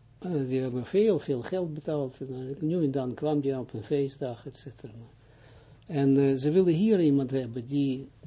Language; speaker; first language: Dutch; non-native, fluent; Hebrew